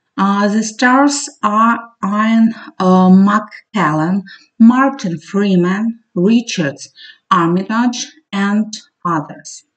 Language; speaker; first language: English; non-native, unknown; Ukrainian